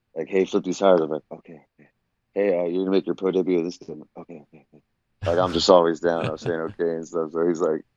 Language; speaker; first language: English; native; English